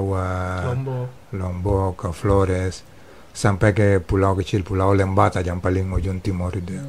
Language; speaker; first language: Indonesian; non-native, fluent; Spanish